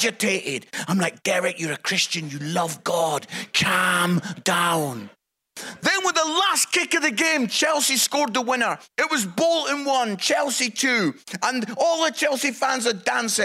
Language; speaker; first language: English; native; English